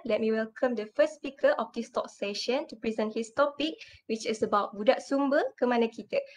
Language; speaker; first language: English; non-native, local second language; Malay